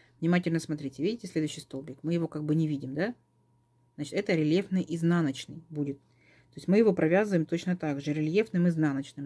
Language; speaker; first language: Russian; native; Russian